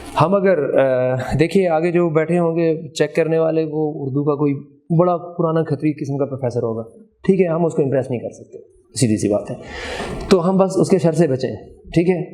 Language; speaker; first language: Urdu; native; Urdu